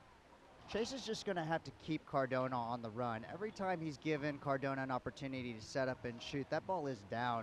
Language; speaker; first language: English; native; English